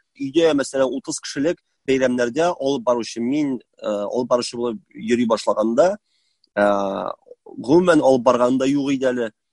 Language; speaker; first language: Tatar; native; Tatar